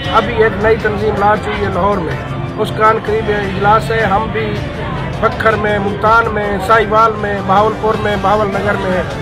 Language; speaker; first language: Urdu; non-native, local second language; Punjabi